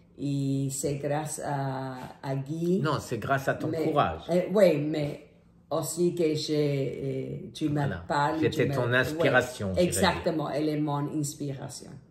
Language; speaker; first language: French; non-native, learner; English